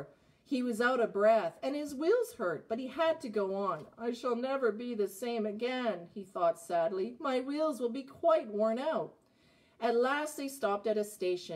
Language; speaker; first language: English; native; English